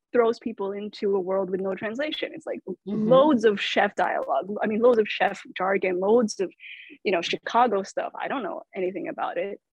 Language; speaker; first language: English; native; English